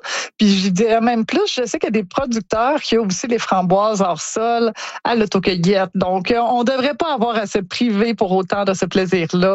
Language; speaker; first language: French; native; French